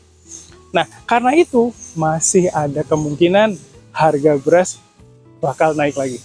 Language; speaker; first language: Indonesian; native; Indonesian